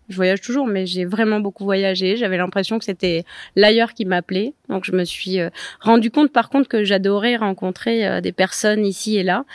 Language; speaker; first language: French; native; French